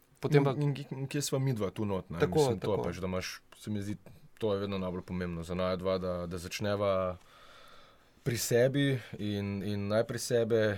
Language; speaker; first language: Slovenian; native; Slovenian